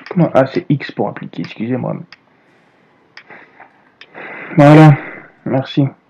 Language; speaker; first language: French; native; French